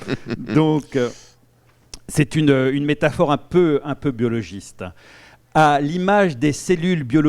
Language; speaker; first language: French; native; French